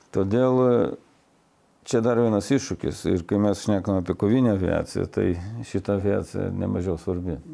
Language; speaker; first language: Lithuanian; non-native, local second language; Russian